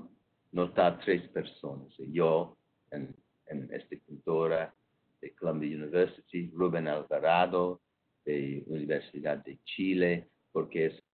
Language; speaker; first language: Spanish; non-native, fluent; English